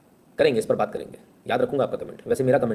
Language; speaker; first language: Hindi; native; Hindi